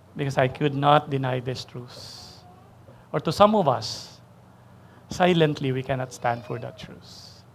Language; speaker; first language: English; non-native, local second language; Filipino